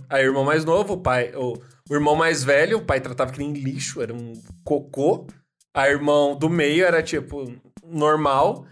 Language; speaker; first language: Portuguese; native; Portuguese